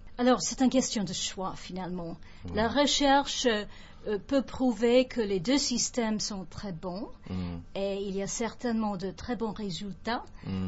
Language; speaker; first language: French; non-native, fluent; English